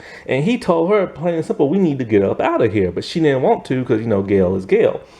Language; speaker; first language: English; native; English